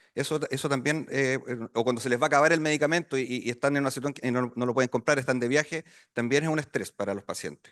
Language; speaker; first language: Spanish; native; Spanish